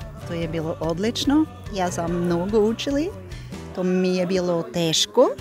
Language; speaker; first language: Serbian; non-native, learner; Norwegian